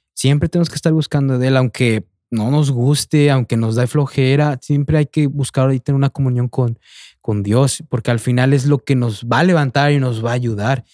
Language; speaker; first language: Spanish; native; Spanish